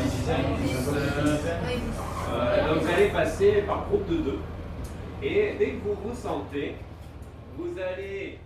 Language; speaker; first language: French; native; French